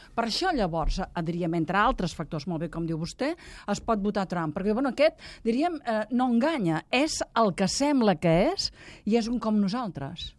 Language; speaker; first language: Catalan; native; Catalan